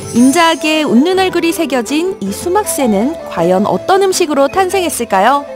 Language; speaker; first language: Korean; native; Korean